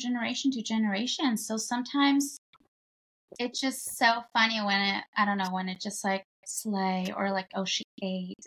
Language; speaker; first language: English; non-native, fluent; Bulgarian